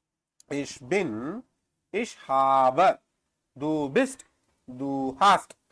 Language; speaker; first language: German; non-native, learner; Tamil